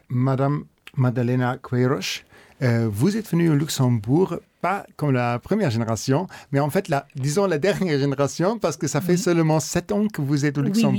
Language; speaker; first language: French; non-native, local second language; Luxembourgish